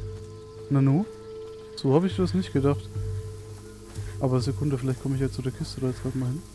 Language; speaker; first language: German; native; German